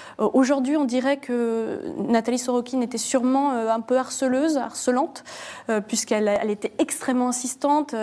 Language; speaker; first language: French; native; French